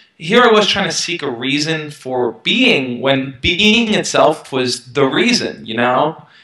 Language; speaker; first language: English; native; English